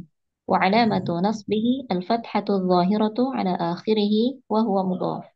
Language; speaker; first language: Arabic; non-native, learner; Indonesian